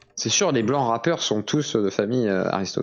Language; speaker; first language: French; native; French